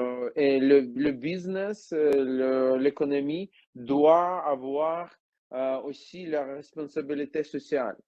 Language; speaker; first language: French; non-native, learner; Ukrainian